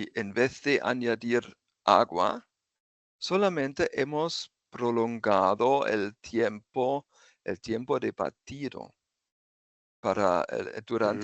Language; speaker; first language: Spanish; non-native, fluent; German